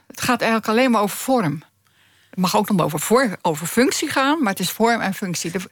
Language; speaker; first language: Dutch; native; Dutch